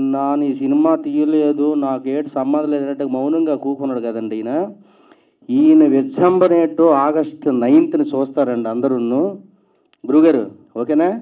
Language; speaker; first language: Telugu; native; Telugu